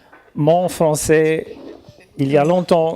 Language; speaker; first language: French; non-native, learner; German